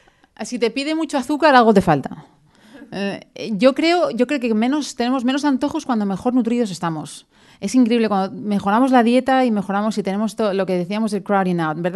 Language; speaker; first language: Spanish; native; Spanish